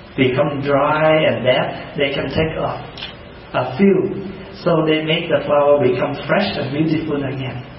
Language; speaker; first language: English; non-native, fluent; Vietnamese